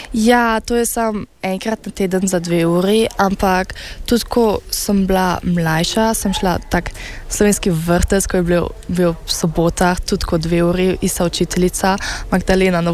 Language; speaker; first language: Slovenian; early bilingual, heritage; Slovenian